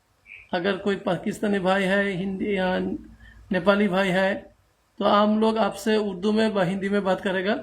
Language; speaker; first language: Hindi; non-native, learner; Bangla